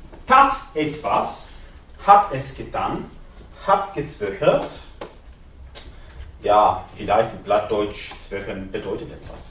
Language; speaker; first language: German; non-native, fluent; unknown